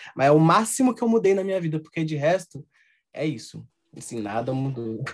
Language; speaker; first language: Portuguese; native; Portuguese